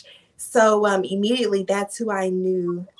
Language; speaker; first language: English; native; English